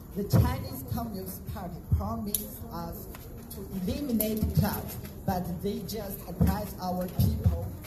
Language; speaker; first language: English; non-native, fluent; Chinese